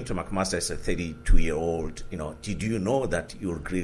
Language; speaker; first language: English; non-native, local second language; Southern Sotho